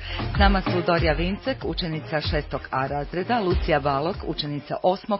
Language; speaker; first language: Croatian; native; Croatian